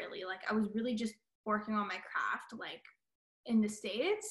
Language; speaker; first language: English; native; English